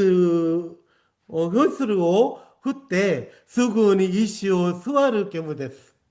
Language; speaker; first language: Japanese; non-native, fluent; Korean